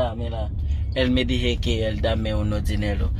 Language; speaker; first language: Spanish; non-native, learner; Haitian Creole